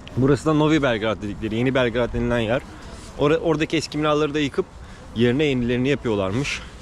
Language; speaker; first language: Turkish; native; Turkish